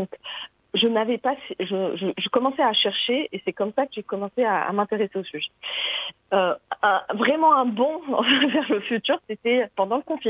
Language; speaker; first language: French; non-native, local second language; Arabic